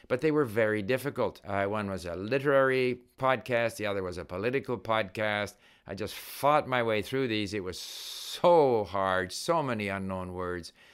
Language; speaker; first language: English; native; English